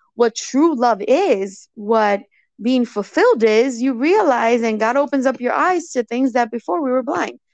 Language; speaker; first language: English; early bilingual, other home language; Spanish